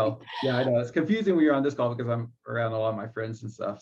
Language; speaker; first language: English; native; English